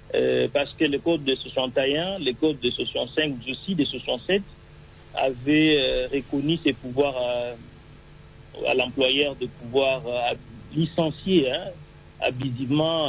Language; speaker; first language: French; non-native, local second language; Swahili